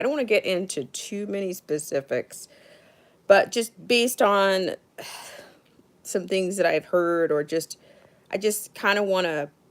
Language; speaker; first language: English; native; English